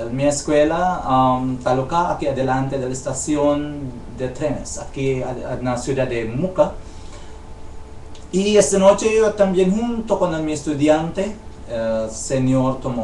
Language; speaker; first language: Spanish; non-native, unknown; Chavacano